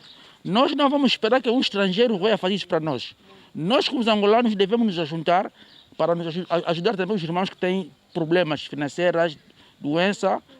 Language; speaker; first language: Portuguese; native; Portuguese